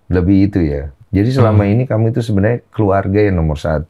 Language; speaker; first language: Indonesian; native; Indonesian